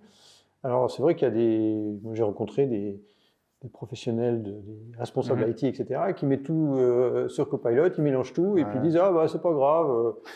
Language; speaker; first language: French; native; French